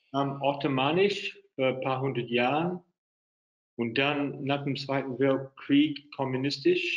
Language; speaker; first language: German; non-native, fluent; English